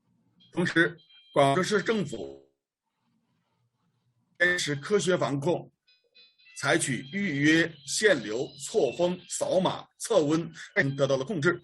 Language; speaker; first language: Chinese; native; Chinese